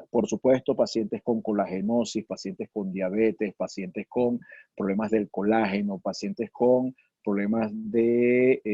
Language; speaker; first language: Spanish; native; Spanish